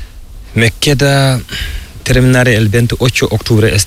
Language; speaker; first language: Spanish; non-native, learner; Fula